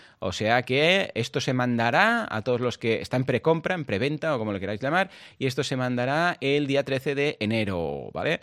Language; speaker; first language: Spanish; non-native, local second language; Catalan